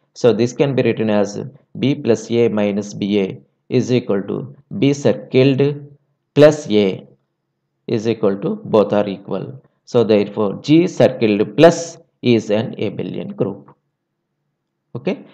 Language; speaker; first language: English; non-native, local second language; Telugu